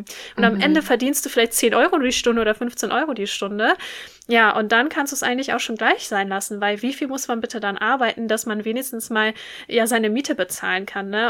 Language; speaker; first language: German; native; German